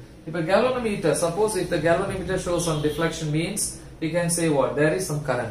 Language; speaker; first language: English; non-native, local second language; Tamil